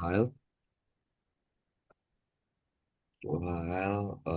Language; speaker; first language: German; non-native, learner; Indonesian